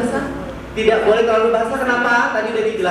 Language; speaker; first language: Indonesian; native; Indonesian